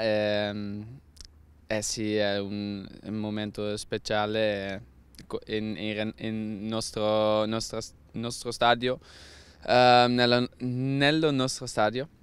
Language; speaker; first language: Italian; non-native, learner; Dutch